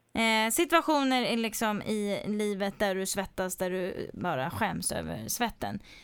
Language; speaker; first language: Swedish; native; Swedish